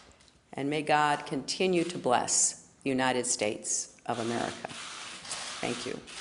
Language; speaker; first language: English; native; English